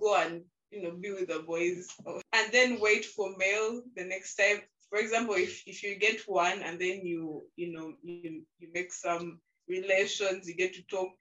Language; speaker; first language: English; non-native, local second language; Ganda